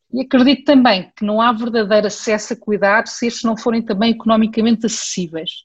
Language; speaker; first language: Portuguese; early bilingual, heritage; Portuguese